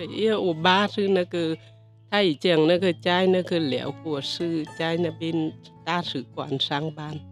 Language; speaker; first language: Chinese; non-native, learner; Vietnamese